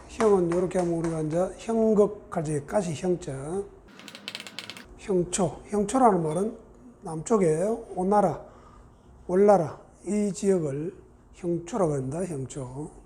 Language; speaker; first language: Korean; native; Korean